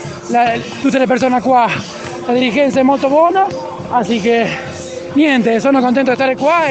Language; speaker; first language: Italian; non-native, fluent; Spanish